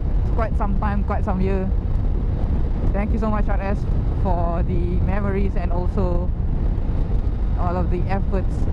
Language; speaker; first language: English; non-native, local second language; Malay